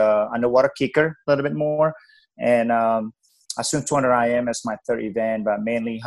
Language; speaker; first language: English; non-native, fluent; Indonesian